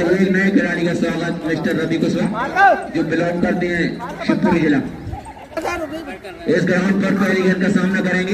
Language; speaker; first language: Hindi; native; Hindi